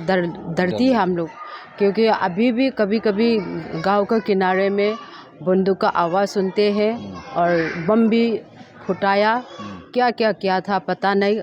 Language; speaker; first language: Hindi; non-native, local second language; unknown